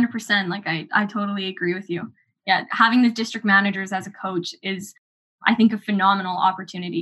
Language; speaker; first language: English; native; English